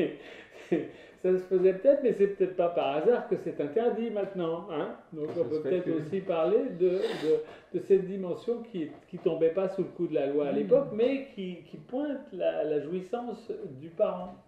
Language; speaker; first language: French; native; French